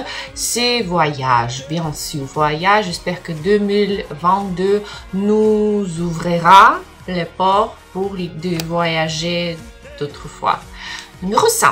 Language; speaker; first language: French; non-native, learner; Russian